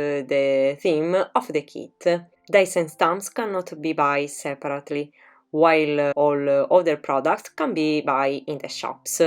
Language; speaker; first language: English; non-native, fluent; Italian